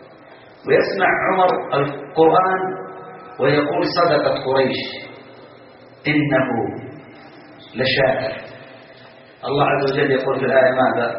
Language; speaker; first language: Arabic; native; Arabic